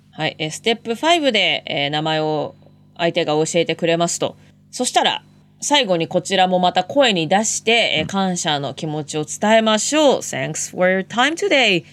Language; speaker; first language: Japanese; native; Japanese